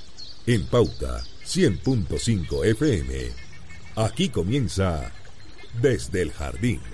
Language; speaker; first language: Spanish; native; Spanish